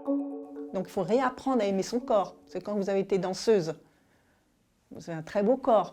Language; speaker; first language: French; native; French